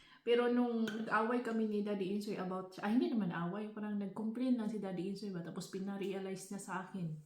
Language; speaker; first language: Filipino; non-native, local second language; Cebuano